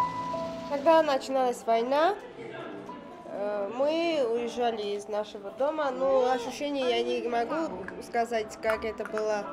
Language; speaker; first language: Russian; non-native, local second language; Armenian